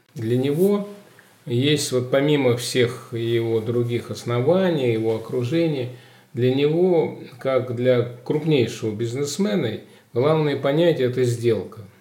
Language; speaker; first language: Russian; native; Russian